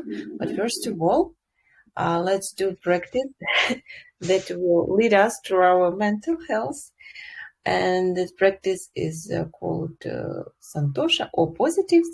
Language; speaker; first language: English; non-native, fluent; Russian